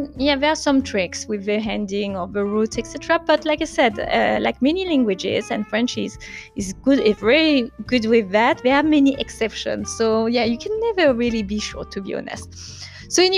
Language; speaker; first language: English; non-native, fluent; French